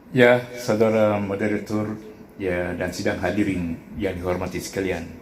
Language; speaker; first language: Malay; non-native, local second language; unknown